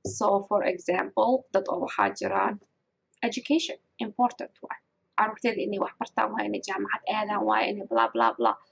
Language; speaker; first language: Somali; early bilingual, heritage; Somali